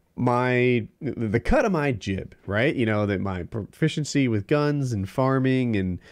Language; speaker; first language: English; native; English